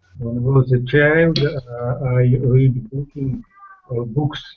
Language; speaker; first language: English; non-native, learner; Russian